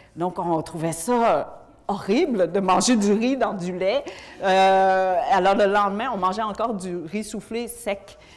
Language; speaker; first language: French; early bilingual, other home language; Vietnamese